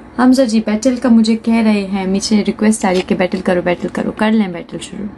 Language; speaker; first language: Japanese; non-native, fluent; Urdu